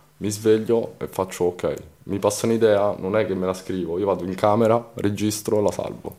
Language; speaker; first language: Italian; early bilingual, other home language; Romanian